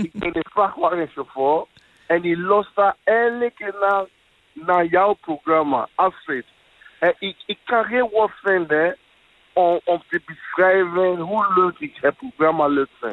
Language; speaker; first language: Dutch; non-native, fluent; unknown